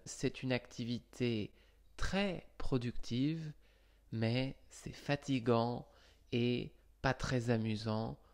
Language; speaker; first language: French; non-native, fluent; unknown